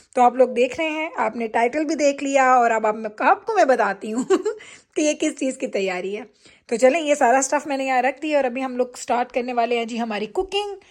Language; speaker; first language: Urdu; native; Urdu